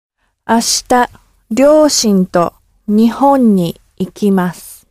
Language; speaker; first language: Japanese; non-native, learner; English